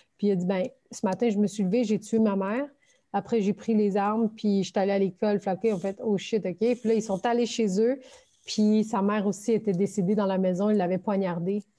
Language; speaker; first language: French; early bilingual, other home language; Turkish